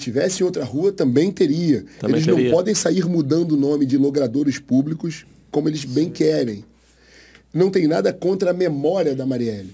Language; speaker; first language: Portuguese; native; Portuguese